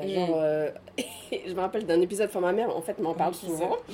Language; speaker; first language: French; native; French